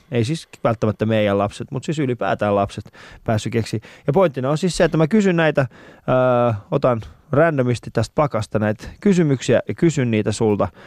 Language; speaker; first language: Finnish; early bilingual, other home language; Persian